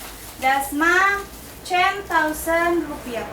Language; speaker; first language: German; non-native, learner; Indonesian